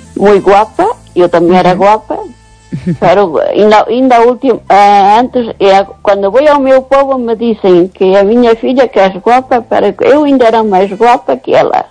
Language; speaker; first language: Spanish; non-native, learner; Portuguese